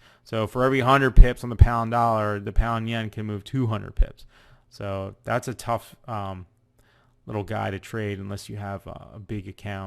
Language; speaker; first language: English; native; English